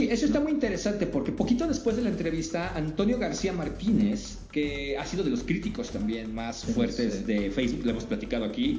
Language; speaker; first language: Spanish; native; Spanish